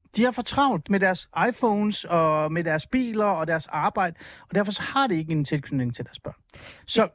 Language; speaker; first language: Danish; early bilingual, other home language; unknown